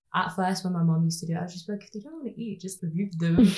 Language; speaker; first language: English; native; English